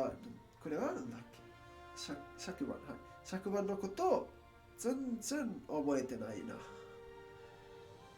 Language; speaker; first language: Japanese; non-native, learner; Spanish